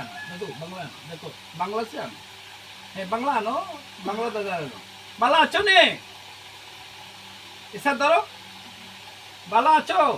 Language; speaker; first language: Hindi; non-native, learner; Bangla